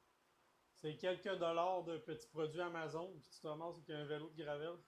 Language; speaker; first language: French; native; French